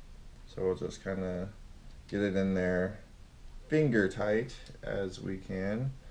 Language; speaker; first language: English; native; English